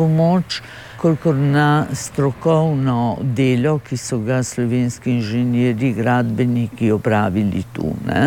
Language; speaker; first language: Slovenian; native; Slovenian